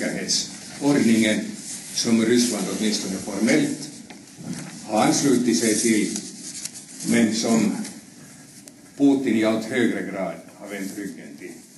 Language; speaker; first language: Swedish; native; Swedish